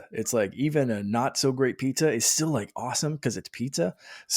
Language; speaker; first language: English; native; English